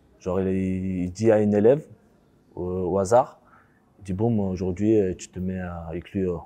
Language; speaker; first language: French; early bilingual, other home language; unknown